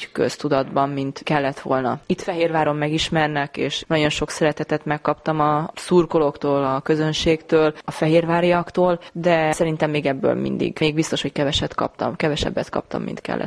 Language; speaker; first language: Hungarian; native; Hungarian